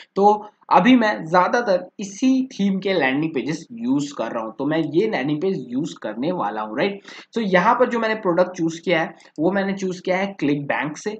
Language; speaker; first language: Hindi; native; Hindi